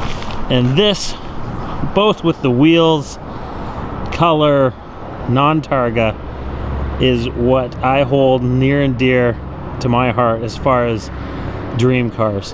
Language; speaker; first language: English; native; English